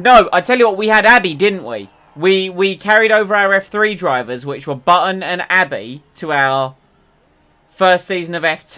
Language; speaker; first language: English; native; English